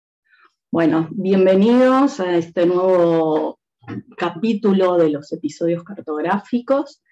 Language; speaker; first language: Spanish; native; Spanish